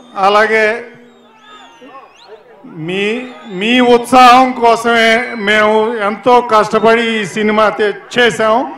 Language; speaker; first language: Telugu; native; Telugu